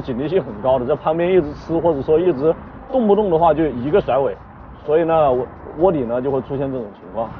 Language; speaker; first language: Chinese; native; Chinese